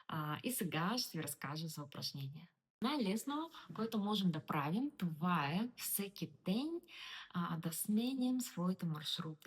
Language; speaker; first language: Bulgarian; non-native, learner; Russian